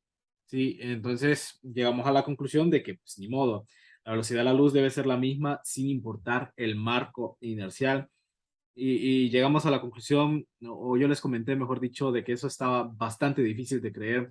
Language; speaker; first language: Spanish; native; Spanish